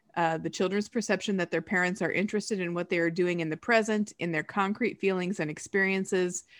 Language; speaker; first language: English; native; English